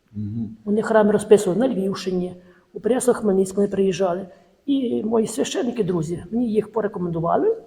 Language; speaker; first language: Ukrainian; native; Ukrainian